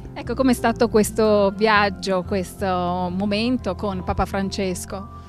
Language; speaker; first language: Italian; native; Italian